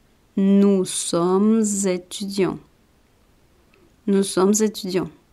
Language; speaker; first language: French; non-native, fluent; Spanish